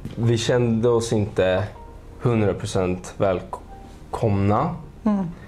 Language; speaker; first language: Swedish; early bilingual, other home language; Spanish